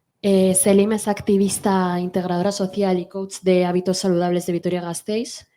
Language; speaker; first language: Spanish; native; Spanish